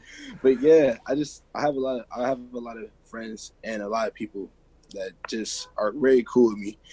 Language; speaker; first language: English; native; English